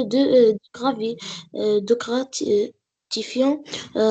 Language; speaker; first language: French; non-native, learner; Arabic